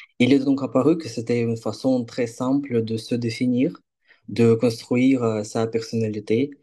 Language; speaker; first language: French; non-native, fluent; Ukrainian